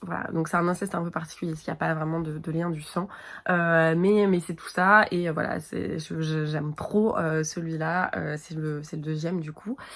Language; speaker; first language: French; native; French